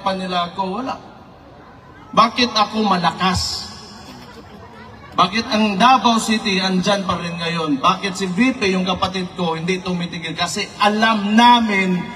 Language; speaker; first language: Filipino; non-native, local second language; Cebuano